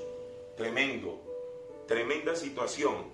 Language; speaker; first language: Spanish; native; Spanish